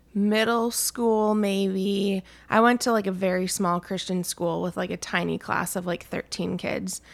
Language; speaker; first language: English; native; English